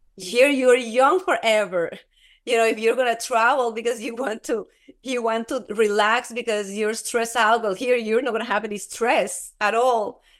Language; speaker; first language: English; non-native, fluent; Spanish